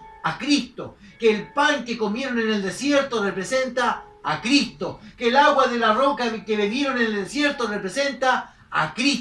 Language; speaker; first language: Spanish; native; Spanish